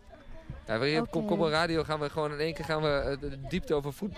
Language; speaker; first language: Dutch; native; Dutch